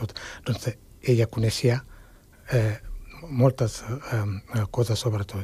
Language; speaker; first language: Catalan; non-native, fluent; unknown